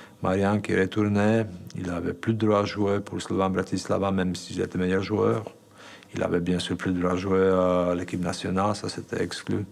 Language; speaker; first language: French; non-native, fluent; Slovak